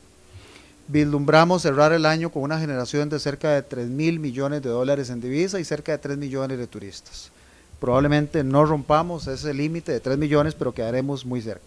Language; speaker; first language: Spanish; native; Spanish